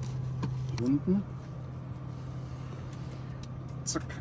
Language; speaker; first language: German; native; German